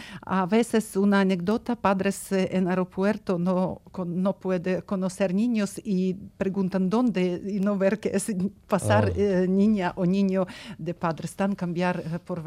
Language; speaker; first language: Spanish; non-native, learner; Ukrainian